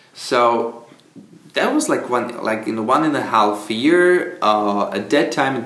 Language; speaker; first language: English; non-native, fluent; Czech